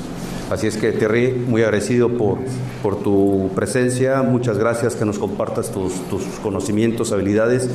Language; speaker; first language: Spanish; native; Spanish